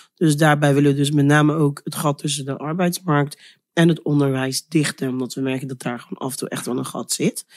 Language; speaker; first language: Dutch; early bilingual, other home language; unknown